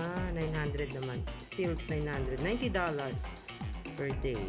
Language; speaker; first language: English; non-native, local second language; Filipino